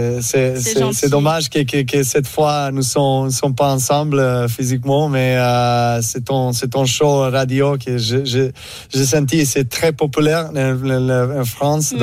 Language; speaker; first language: French; non-native, learner; Serbian